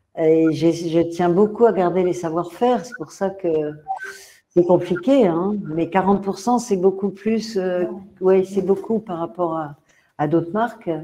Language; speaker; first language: French; native; French